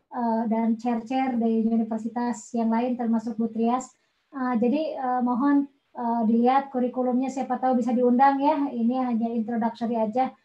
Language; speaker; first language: Indonesian; non-native, local second language; Sundanese